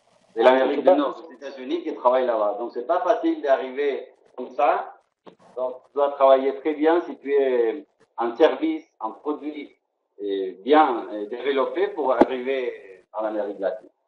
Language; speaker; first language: French; non-native, fluent; Spanish